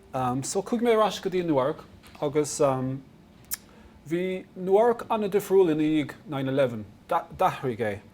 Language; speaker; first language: Irish; non-native, local second language; English